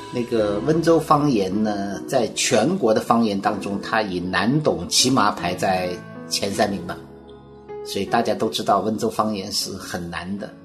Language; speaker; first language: Chinese; native; Chinese